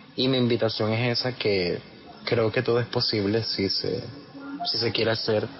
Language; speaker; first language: Spanish; native; Spanish